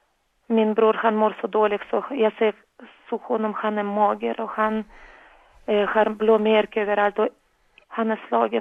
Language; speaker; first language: Swedish; non-native, learner; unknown